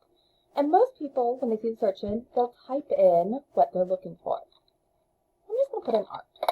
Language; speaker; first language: English; native; English